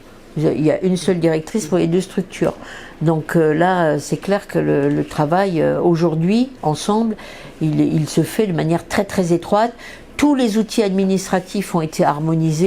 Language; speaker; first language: French; native; French